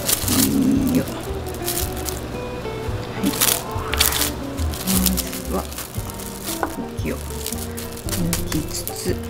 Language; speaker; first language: Japanese; native; Japanese